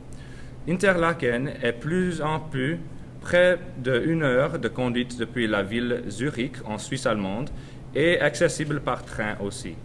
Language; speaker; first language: French; non-native, learner; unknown